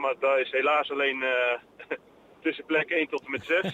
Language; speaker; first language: Dutch; native; Dutch